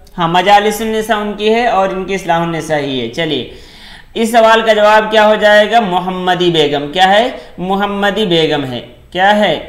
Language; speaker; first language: Urdu; native; Urdu